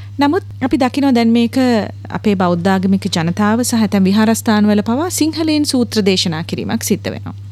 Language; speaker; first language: Sinhala; native; Sinhala